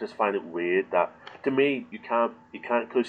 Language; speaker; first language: English; native; English